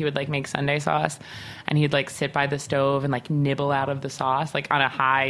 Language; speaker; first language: English; native; English